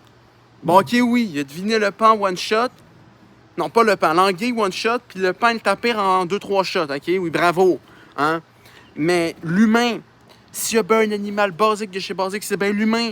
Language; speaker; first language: French; native; French